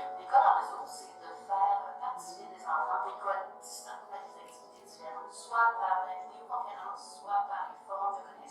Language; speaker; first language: French; native; French